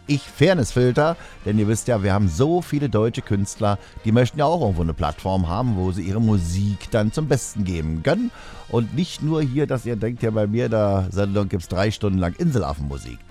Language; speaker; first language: German; native; German